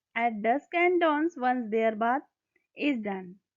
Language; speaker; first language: English; non-native, local second language; Marathi